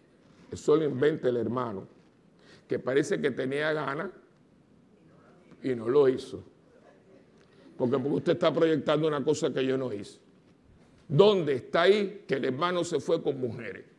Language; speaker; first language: Spanish; native; Spanish